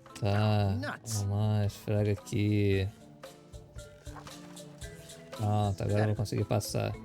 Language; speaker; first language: Portuguese; native; Portuguese